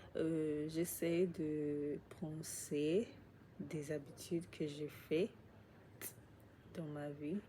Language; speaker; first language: French; non-native, learner; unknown